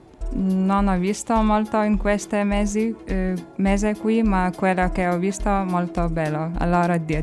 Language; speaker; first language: Italian; non-native, learner; Lithuanian